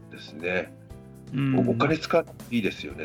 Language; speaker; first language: Japanese; native; Japanese